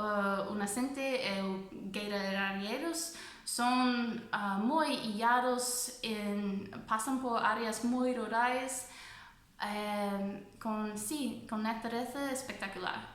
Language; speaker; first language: Portuguese; non-native, fluent; English